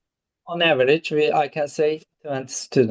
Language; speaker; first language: English; non-native, fluent; Turkish